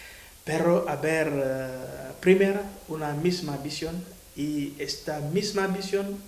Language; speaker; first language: Spanish; non-native, fluent; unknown